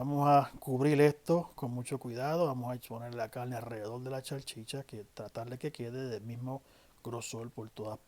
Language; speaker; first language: Spanish; native; Spanish